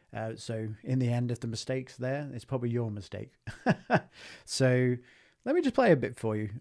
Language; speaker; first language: English; native; English